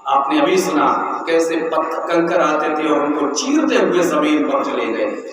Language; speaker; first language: Urdu; native; Urdu